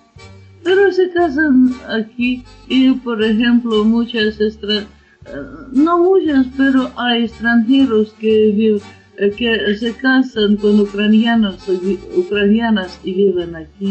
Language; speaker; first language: Spanish; non-native, learner; Ukrainian